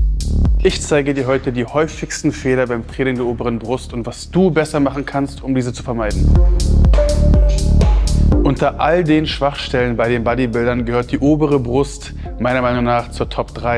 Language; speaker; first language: German; native; German